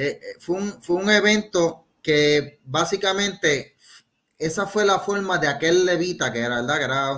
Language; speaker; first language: Spanish; native; Spanish